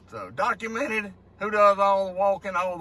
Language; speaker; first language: English; native; English